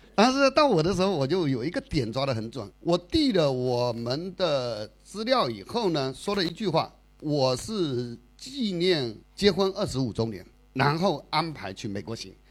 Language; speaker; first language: Chinese; native; Chinese